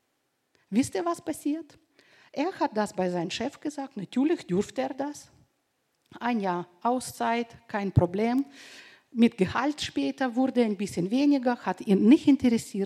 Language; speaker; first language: German; non-native, fluent; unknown